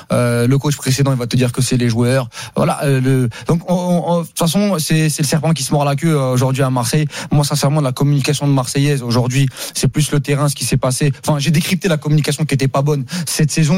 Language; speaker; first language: French; native; French